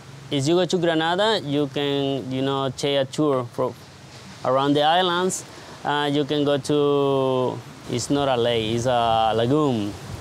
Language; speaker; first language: English; non-native, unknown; Spanish